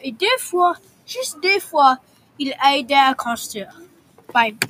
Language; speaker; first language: French; non-native, local second language; English